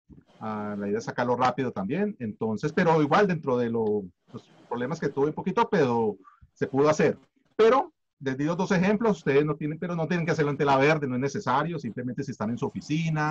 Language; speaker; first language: Spanish; native; Spanish